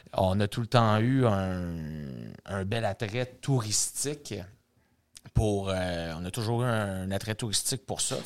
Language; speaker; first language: French; native; French